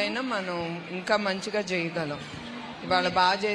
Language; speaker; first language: Telugu; native; Telugu